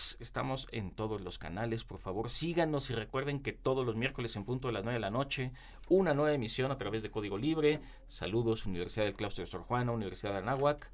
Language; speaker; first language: Spanish; native; Spanish